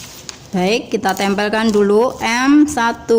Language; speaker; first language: Indonesian; native; Indonesian